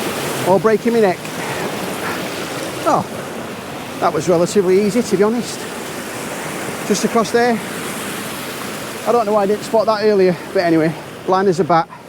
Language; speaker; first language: English; native; English